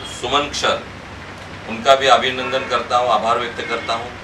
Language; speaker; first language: Hindi; non-native, local second language; Marathi